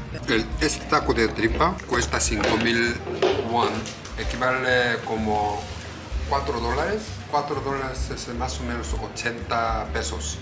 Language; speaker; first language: Spanish; non-native, learner; Korean